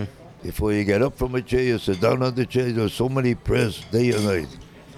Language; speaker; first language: English; native; English